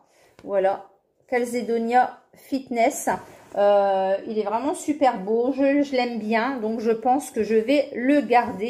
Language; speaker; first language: French; native; French